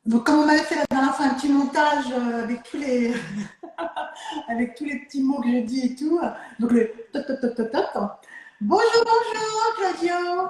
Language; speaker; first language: French; native; French